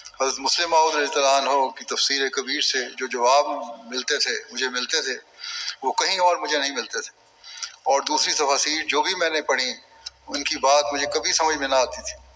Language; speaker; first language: Urdu; native; Urdu